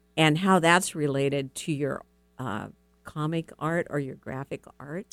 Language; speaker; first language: English; native; English